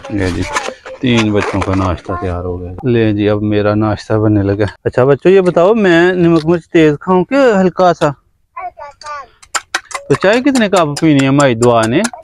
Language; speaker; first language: Urdu; native; Urdu